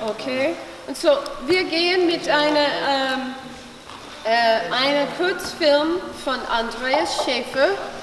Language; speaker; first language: German; non-native, learner; English